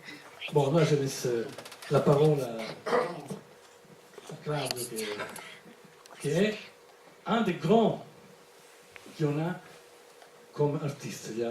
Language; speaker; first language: French; non-native, fluent; Italian